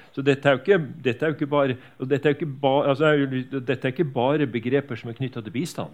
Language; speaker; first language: Norwegian; native; Norwegian